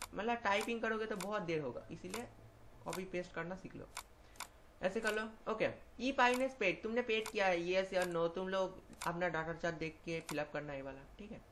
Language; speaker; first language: Hindi; non-native, local second language; Bangla